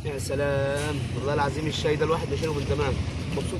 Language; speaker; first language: Arabic; native; Arabic